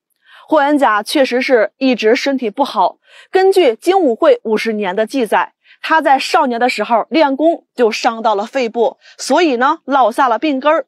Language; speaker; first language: Chinese; native; Chinese